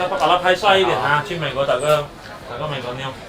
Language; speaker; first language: Chinese; native; Chinese